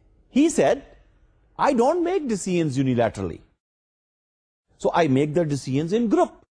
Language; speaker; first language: English; non-native, local second language; Urdu